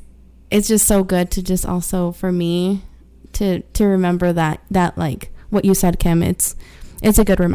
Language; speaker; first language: English; early bilingual, other home language; Spanish